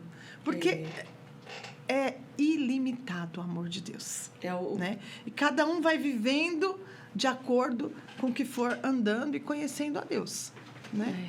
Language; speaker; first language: Portuguese; native; Portuguese